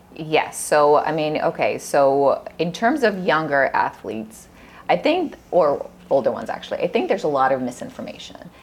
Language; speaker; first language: English; early bilingual, other home language; Russian